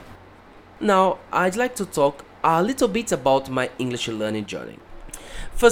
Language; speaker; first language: English; non-native, learner; Portuguese